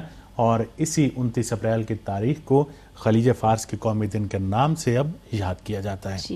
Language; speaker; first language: Urdu; native; Urdu